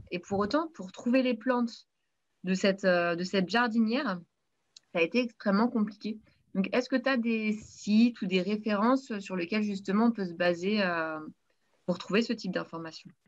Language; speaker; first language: French; native; French